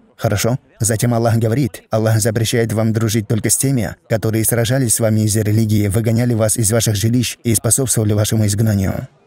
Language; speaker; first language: Russian; non-native, fluent; Danish